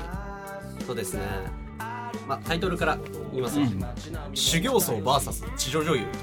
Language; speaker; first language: Japanese; native; Japanese